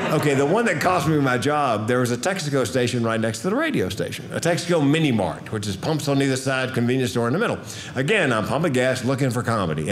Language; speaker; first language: English; native; English